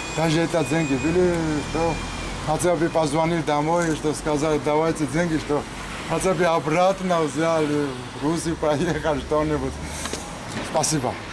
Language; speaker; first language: Russian; non-native, local second language; Georgian